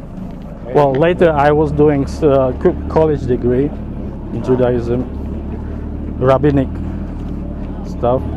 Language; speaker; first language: English; non-native, learner; Czech